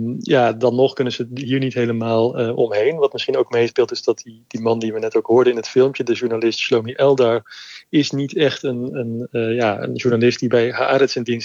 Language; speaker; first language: Dutch; native; Dutch